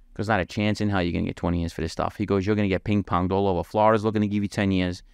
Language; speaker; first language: English; native; English